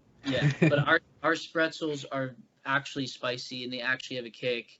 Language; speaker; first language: English; native; English